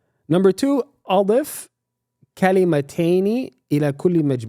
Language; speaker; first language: Arabic; non-native, fluent; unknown